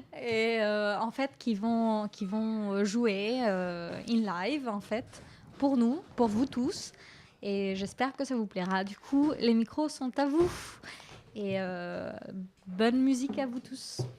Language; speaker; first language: French; native; French